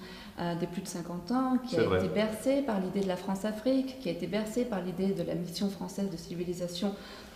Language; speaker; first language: French; native; French